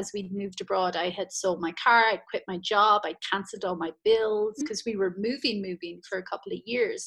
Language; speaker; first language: English; native; English